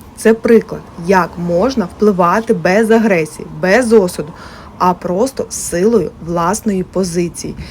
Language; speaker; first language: Ukrainian; native; Ukrainian